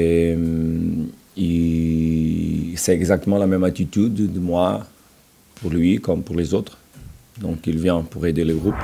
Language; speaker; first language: French; non-native, fluent; Portuguese